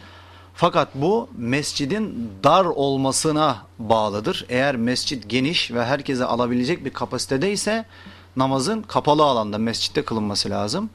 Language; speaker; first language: Turkish; native; Turkish